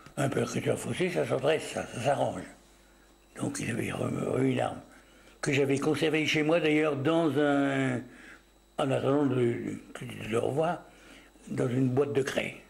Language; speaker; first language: French; native; French